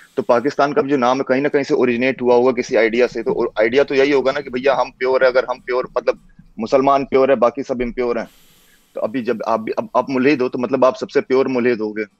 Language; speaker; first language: Hindi; native; Hindi